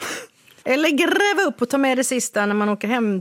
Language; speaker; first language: Swedish; native; Swedish